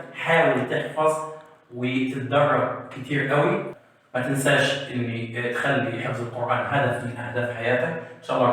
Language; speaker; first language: Arabic; native; Arabic